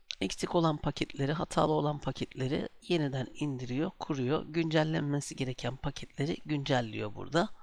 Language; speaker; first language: Turkish; native; Turkish